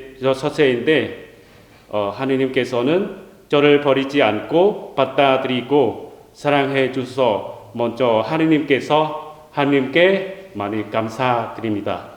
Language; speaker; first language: Korean; non-native, learner; Vietnamese